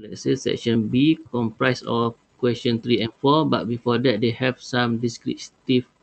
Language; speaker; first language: English; non-native, local second language; Malay